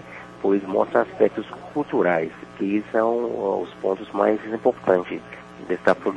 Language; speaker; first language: Portuguese; non-native, fluent; Yoruba